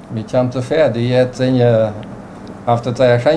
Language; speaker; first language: German; non-native, local second language; Plautdietsch